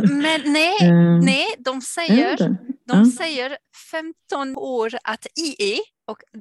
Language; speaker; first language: Swedish; non-native, fluent; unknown